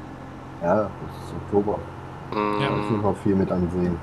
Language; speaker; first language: German; native; German